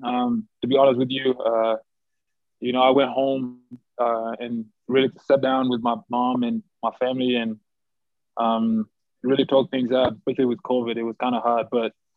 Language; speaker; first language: English; native; English